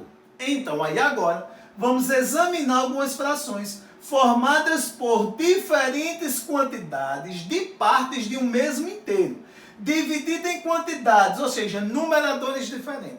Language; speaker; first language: Portuguese; native; Portuguese